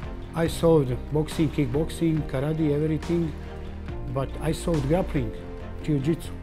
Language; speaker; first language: English; non-native, learner; Croatian